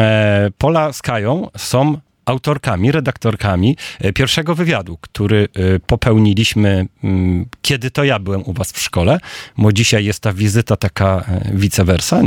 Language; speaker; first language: Polish; native; Polish